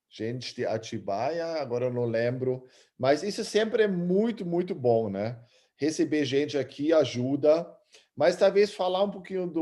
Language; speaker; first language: Portuguese; early bilingual, other home language; German